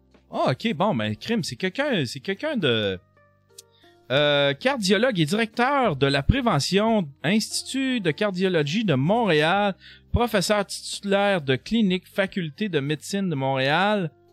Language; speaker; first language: French; native; French